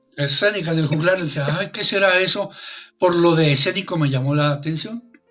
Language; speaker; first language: Spanish; native; Spanish